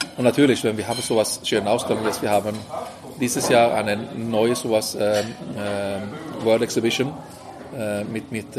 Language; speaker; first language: German; non-native, learner; Swedish